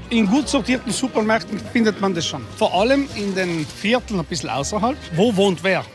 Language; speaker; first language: German; native; German